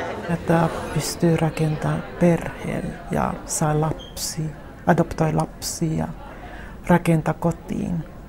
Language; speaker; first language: Finnish; non-native, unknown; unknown